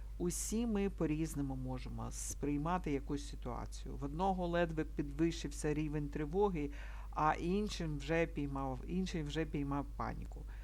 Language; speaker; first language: Ukrainian; non-native, local second language; Russian